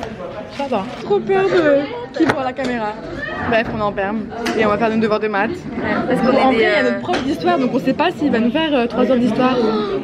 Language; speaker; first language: French; native; French